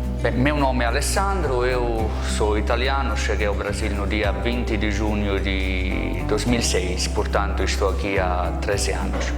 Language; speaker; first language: Portuguese; non-native, fluent; Italian